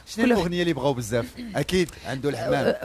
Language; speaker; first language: Arabic; native; Arabic